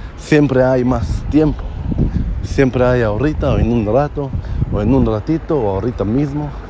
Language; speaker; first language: Spanish; non-native, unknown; Hebrew